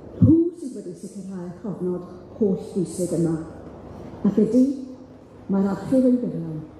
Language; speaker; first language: Welsh; native; Welsh